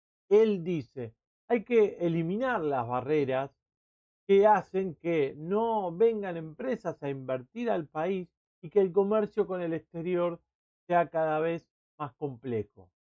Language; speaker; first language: Spanish; native; Spanish